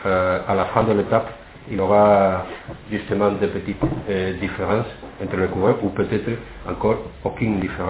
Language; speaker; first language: French; non-native, fluent; Spanish